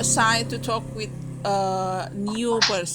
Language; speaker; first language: English; non-native, learner; Indonesian